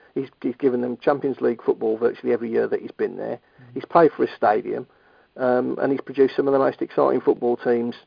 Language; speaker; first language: English; native; English